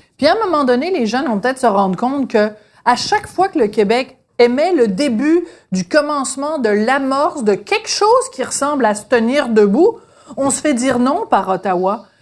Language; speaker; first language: French; native; French